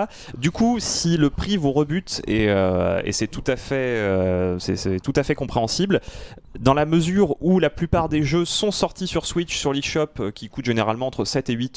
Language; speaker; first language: French; native; French